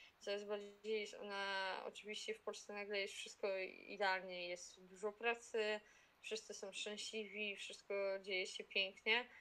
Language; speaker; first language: Polish; native; Polish